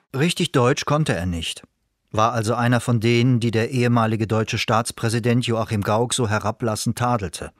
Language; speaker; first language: German; native; German